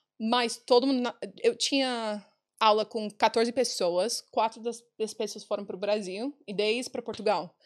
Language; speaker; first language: Portuguese; non-native, fluent; English